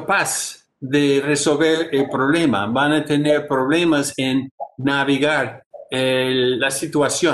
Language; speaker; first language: Spanish; non-native, fluent; English